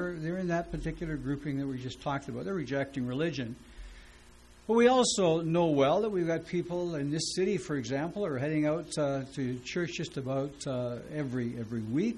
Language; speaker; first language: English; native; English